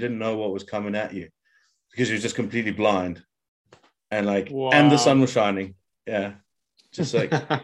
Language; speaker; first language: English; native; English